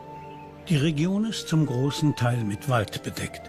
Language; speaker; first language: German; native; German